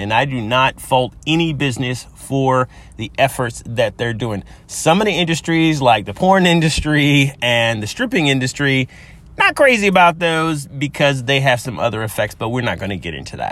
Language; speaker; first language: English; native; English